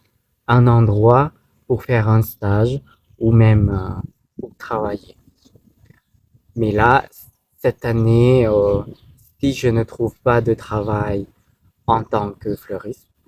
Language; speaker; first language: French; non-native, fluent; Thai